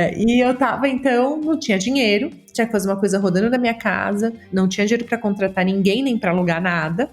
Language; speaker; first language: Portuguese; native; Portuguese